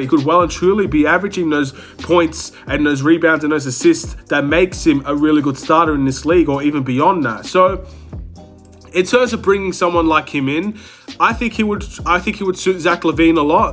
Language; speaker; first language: English; native; English